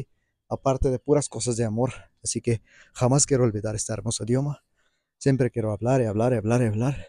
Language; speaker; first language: Spanish; non-native, fluent; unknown